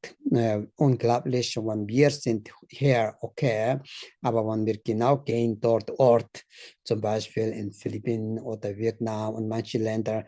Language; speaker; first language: German; non-native, learner; Tibetan